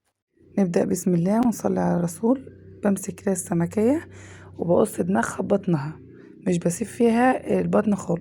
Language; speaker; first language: Arabic; native; Arabic